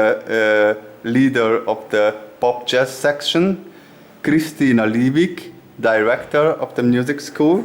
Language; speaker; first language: English; non-native, fluent; Hungarian